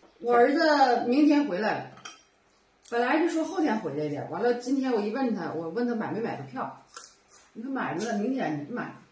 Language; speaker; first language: Chinese; native; Chinese